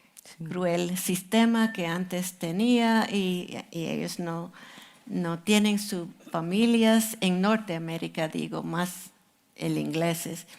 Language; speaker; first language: Spanish; non-native, fluent; English